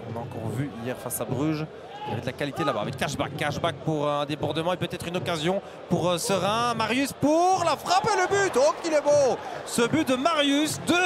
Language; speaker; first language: French; native; French